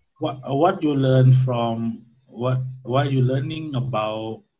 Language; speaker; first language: English; non-native, learner; Thai